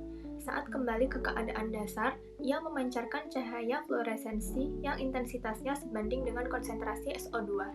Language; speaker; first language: Indonesian; native; Indonesian